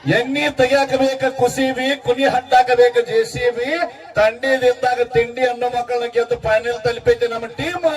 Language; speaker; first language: Kannada; native; Kannada